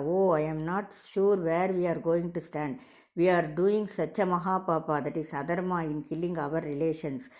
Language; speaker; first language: English; non-native, local second language; Tamil